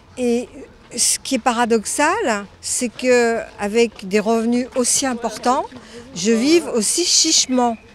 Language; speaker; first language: French; native; French